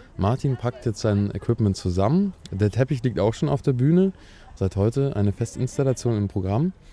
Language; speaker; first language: German; native; German